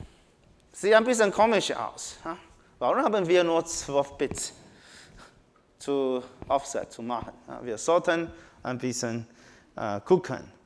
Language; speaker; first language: German; non-native, learner; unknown